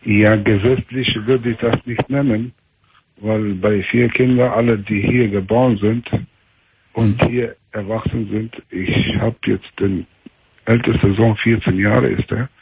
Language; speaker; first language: German; early bilingual, other home language; Albanian